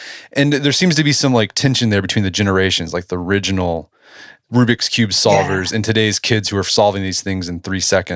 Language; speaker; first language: English; native; English